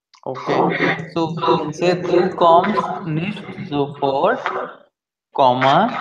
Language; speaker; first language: German; non-native, learner; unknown